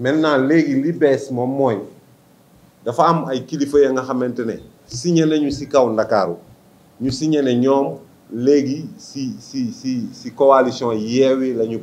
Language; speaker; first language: French; non-native, local second language; Wolof